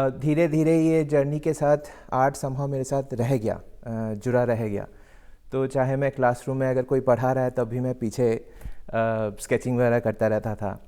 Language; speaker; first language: Hindi; non-native, local second language; Bangla